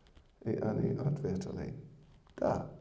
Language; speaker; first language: Russian; non-native, learner; English